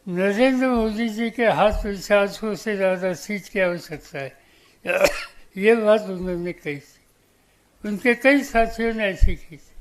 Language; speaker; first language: Hindi; non-native, local second language; Marathi